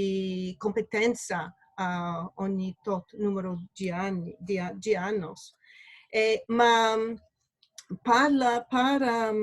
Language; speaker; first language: Italian; non-native, learner; English